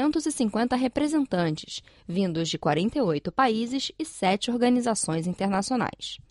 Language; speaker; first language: Portuguese; non-native, fluent; Chinese